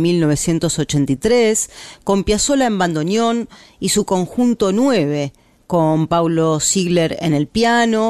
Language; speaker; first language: Spanish; native; Spanish